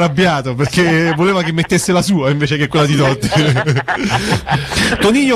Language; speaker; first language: Italian; native; Italian